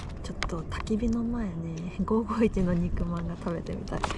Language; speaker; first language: Japanese; native; Japanese